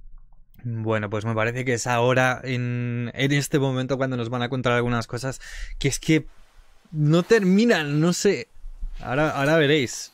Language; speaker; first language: Spanish; native; Spanish